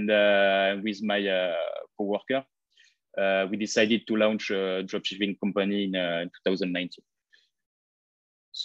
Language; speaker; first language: English; non-native, fluent; French